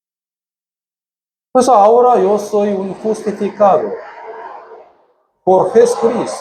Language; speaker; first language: Spanish; non-native, fluent; Korean